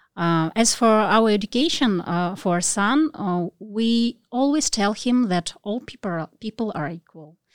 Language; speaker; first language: English; non-native, learner; Russian